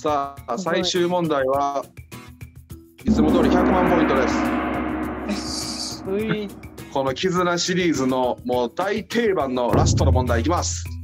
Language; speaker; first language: Japanese; native; Japanese